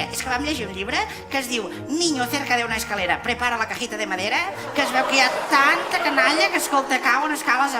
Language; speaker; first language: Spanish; non-native, local second language; Catalan